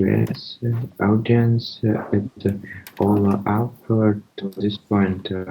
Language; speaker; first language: English; non-native, learner; Russian